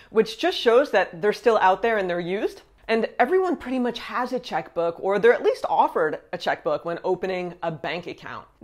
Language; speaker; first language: English; native; English